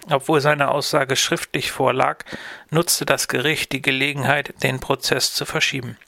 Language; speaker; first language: German; native; German